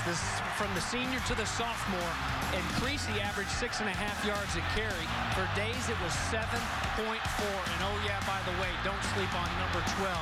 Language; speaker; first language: English; native; English